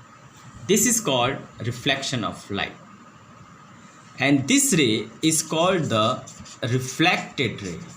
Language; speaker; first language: English; non-native, local second language; Hindi